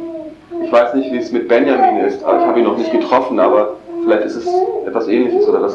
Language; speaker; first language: German; native; German